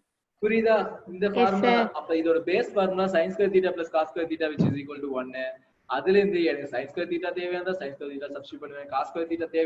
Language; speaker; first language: Tamil; native; Tamil